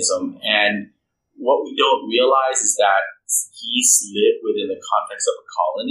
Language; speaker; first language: English; non-native, local second language; Filipino